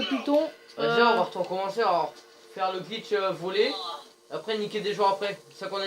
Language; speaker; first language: French; native; French